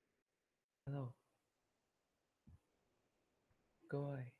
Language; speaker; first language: English; non-native, learner; Vietnamese